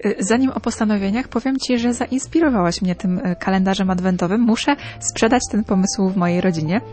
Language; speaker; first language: Polish; native; Polish